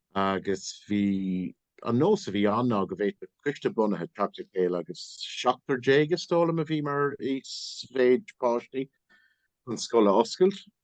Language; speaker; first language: Irish; non-native, local second language; English